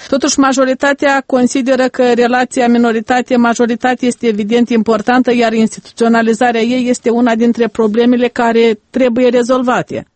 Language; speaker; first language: Romanian; native; Romanian